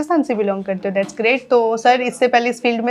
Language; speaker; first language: Hindi; native; Hindi